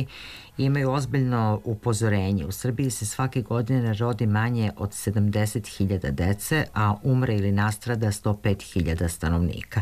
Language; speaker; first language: Serbian; native; Serbian